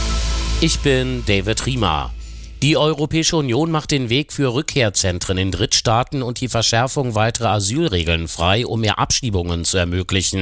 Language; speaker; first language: German; native; German